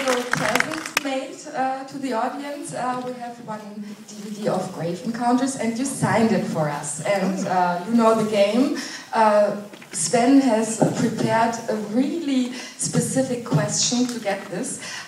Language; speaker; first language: English; non-native, fluent; German